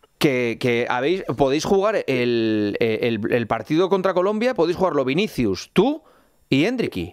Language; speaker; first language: Spanish; native; Spanish